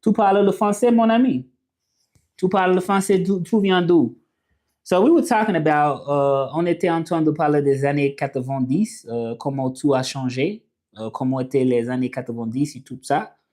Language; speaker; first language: French; non-native, learner; English